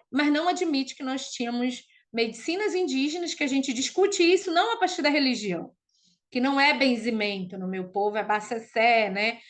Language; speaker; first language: Portuguese; non-native, local second language; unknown